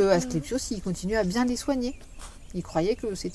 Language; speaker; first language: French; native; French